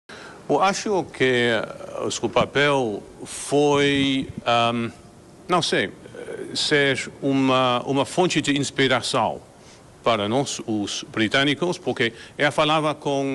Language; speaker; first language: Portuguese; non-native, learner; English